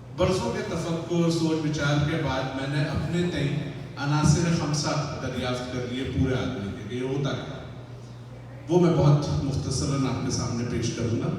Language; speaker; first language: Urdu; native; Urdu